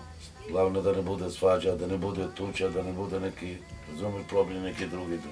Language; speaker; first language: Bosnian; non-native, local second language; Romany